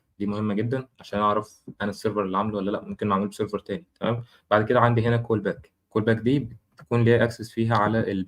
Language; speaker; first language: Arabic; native; Arabic